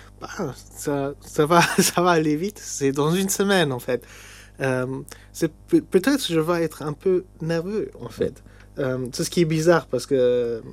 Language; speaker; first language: French; non-native, local second language; Luxembourgish